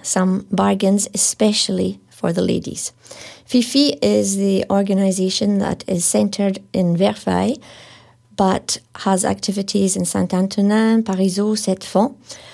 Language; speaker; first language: English; native; English